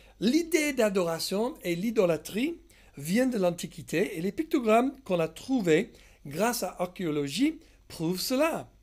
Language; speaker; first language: French; non-native, fluent; English